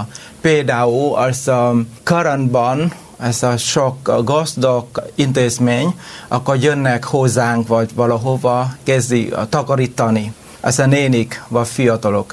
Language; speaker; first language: Hungarian; non-native, learner; Vietnamese